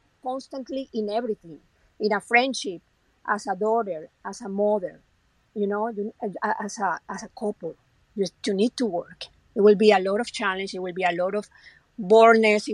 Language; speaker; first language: English; non-native, fluent; Spanish